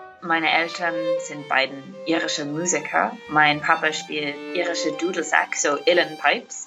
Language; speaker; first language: German; non-native, learner; English